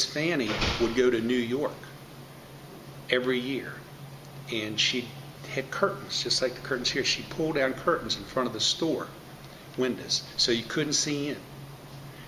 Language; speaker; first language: English; native; English